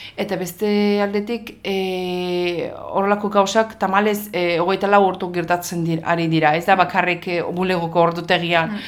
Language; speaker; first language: Basque; non-native, fluent; Azerbaijani